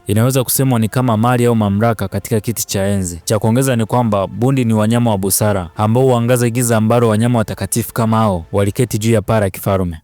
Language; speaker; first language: Swahili; native; Swahili